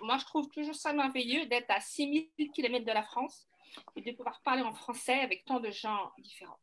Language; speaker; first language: French; native; French